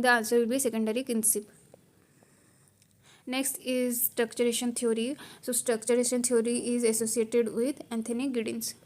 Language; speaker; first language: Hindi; native; Hindi